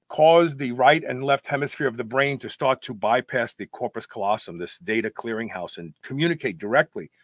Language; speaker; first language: English; native; English